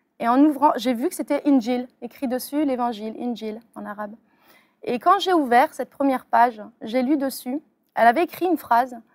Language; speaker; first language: French; early bilingual, other home language; Arabic